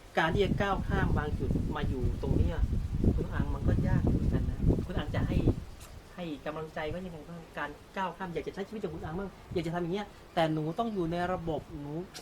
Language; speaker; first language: Thai; native; Thai